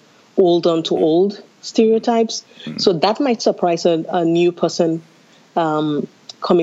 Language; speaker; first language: English; non-native, local second language; Yoruba